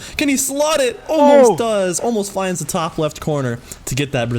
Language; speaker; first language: English; native; English